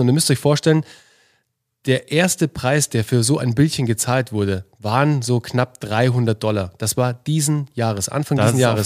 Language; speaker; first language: German; native; German